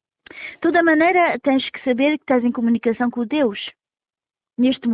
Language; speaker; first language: Portuguese; early bilingual, heritage; Portuguese